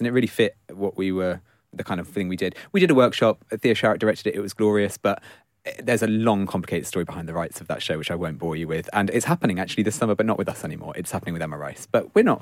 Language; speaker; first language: English; native; English